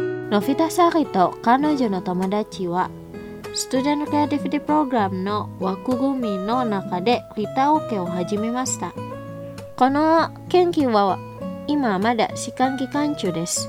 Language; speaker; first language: Japanese; non-native, fluent; Indonesian